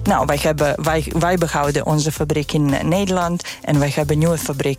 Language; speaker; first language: Dutch; non-native, fluent; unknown